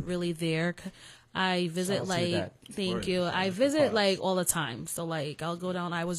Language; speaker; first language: English; non-native, local second language; Jamaican Creole English